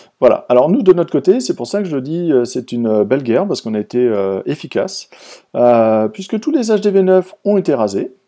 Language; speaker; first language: French; native; French